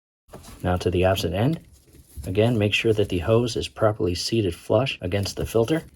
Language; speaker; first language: English; native; English